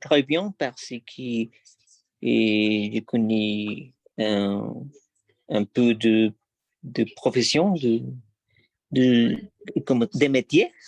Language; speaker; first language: French; non-native, learner; Spanish